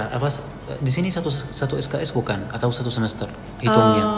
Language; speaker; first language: Indonesian; non-native, fluent; Arabic